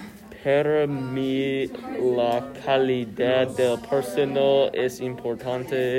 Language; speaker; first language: Spanish; non-native, learner; English